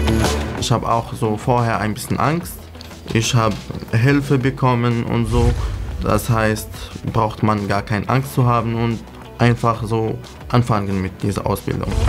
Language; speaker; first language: German; non-native, learner; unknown